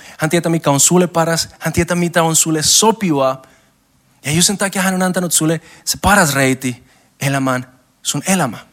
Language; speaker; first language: Finnish; non-native, learner; Spanish